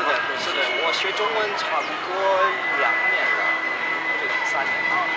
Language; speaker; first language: Chinese; non-native, learner; English